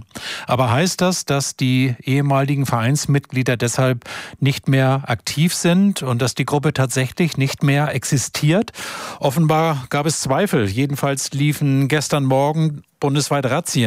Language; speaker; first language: German; native; German